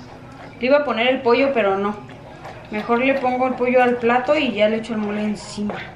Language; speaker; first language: Spanish; native; Spanish